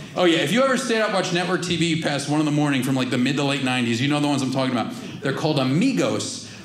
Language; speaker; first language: English; native; English